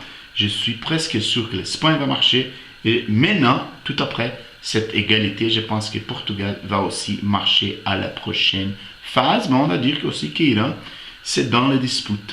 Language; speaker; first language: French; non-native, fluent; Portuguese